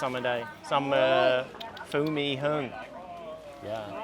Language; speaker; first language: Vietnamese; non-native, learner; English